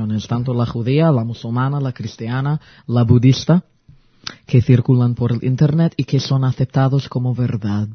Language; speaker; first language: Spanish; early bilingual, heritage; Spanish